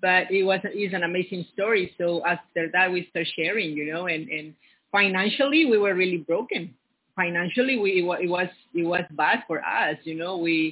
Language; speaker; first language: English; non-native, learner; Spanish